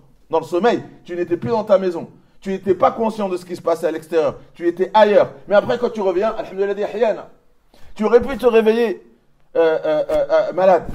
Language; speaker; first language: French; native; French